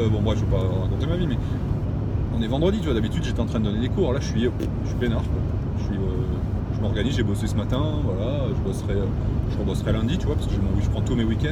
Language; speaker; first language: French; native; French